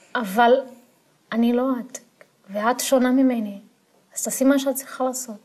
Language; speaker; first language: Hebrew; non-native, fluent; Portuguese